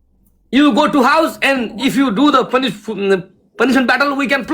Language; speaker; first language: English; non-native, learner; Nepali